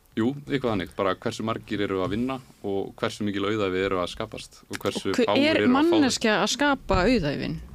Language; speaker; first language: Icelandic; native; Icelandic